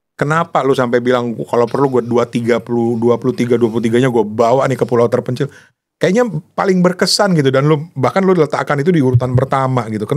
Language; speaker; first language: Indonesian; native; Indonesian